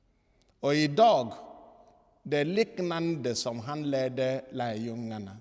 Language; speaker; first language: Swedish; non-native, fluent; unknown